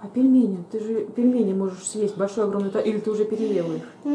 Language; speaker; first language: Russian; native; Russian